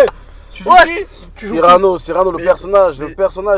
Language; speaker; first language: French; native; French